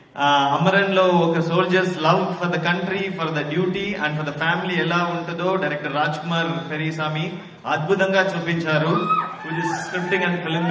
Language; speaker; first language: Telugu; non-native, learner; Tamil